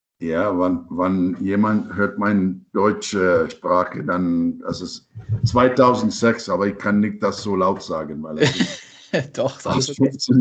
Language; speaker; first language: German; non-native, learner; English